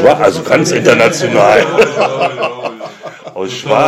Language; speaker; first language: German; native; German